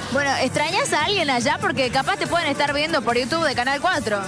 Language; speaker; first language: Spanish; native; Spanish